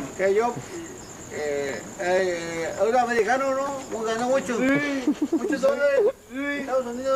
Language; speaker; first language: Spanish; non-native, learner; Hebrew